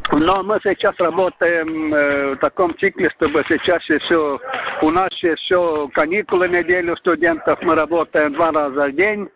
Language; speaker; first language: Russian; non-native, learner; Estonian